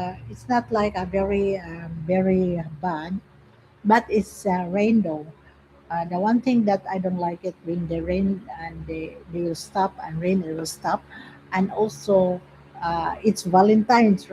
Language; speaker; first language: English; non-native, local second language; Filipino